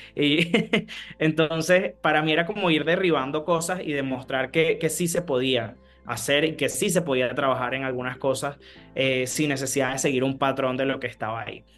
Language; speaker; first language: Spanish; native; Spanish